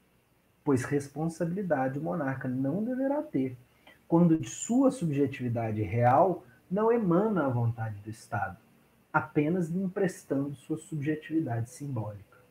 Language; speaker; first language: Portuguese; native; Portuguese